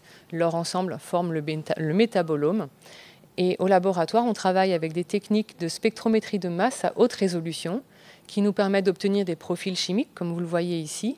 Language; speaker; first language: French; native; French